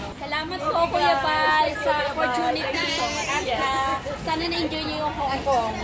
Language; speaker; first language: Filipino; native; Filipino